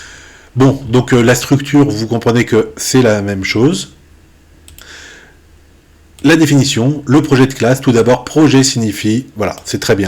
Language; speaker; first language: French; native; French